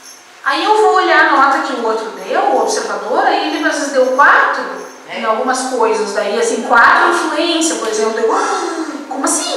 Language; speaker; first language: Portuguese; non-native, fluent; Spanish